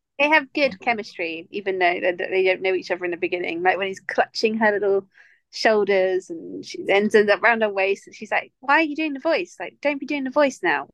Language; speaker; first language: English; native; English